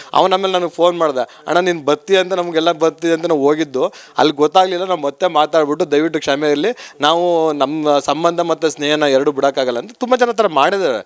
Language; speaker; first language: Kannada; native; Kannada